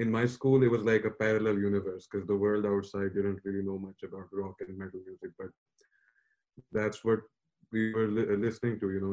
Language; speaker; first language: English; non-native, local second language; Urdu